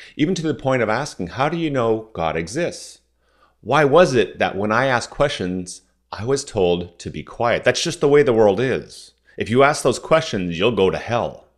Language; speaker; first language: English; non-native, fluent; French